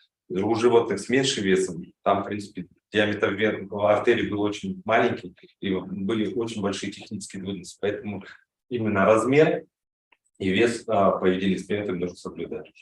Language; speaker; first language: Russian; native; Russian